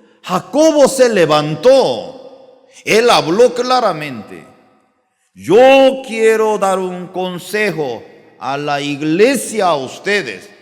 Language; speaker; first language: Spanish; non-native, learner; Korean